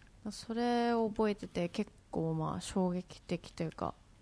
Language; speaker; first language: Japanese; native; Japanese